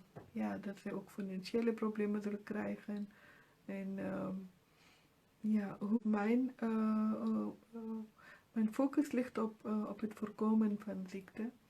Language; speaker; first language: Dutch; non-native, fluent; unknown